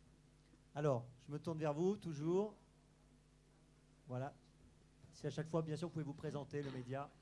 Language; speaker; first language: French; native; French